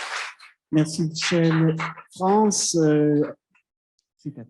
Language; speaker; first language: French; native; French